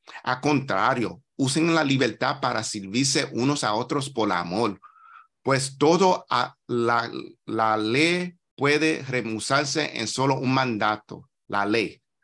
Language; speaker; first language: Spanish; non-native, learner; English